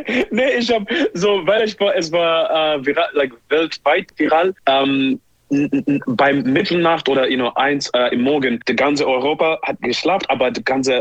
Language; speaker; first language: German; non-native, fluent; English